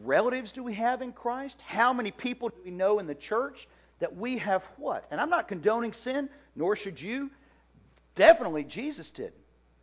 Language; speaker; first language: English; native; English